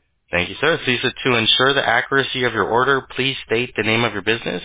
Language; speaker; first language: English; early bilingual, other home language; Spanish